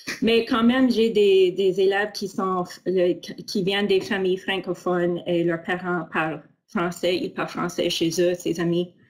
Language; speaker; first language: French; non-native, fluent; English